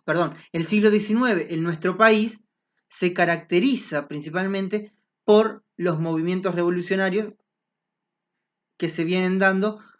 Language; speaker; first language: Spanish; native; Spanish